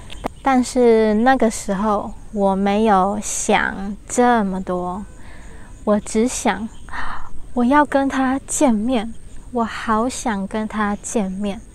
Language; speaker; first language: Chinese; non-native, learner; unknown